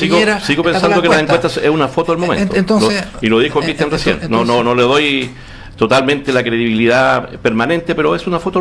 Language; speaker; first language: Spanish; native; Spanish